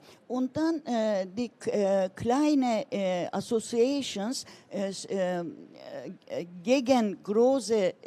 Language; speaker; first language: German; non-native, learner; Turkish